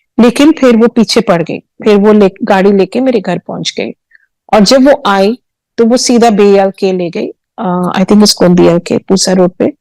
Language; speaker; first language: Hindi; early bilingual, heritage; Hindi